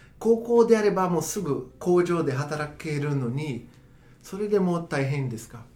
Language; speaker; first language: Japanese; non-native, fluent; Portuguese